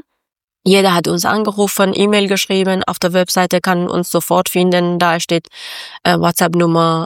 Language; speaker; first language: German; non-native, learner; Persian